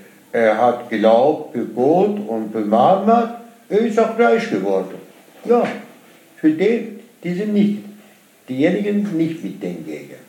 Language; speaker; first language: German; non-native, learner; Persian